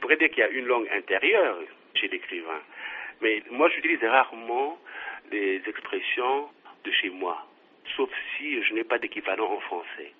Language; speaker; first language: French; non-native, local second language; Kongo